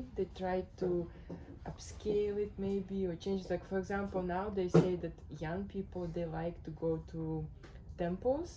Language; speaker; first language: English; non-native, fluent; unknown